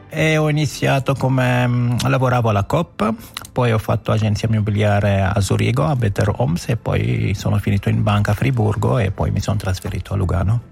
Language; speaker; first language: Italian; non-native, fluent; Wolof